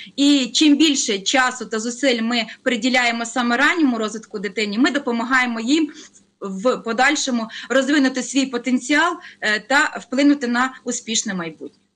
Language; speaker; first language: Ukrainian; native; Ukrainian